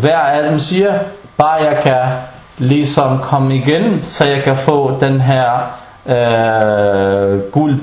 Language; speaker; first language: Danish; early bilingual, other home language; Arabic